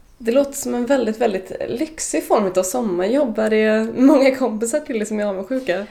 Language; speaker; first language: Swedish; native; Swedish